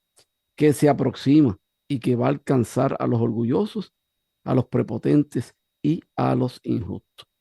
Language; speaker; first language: Spanish; native; Spanish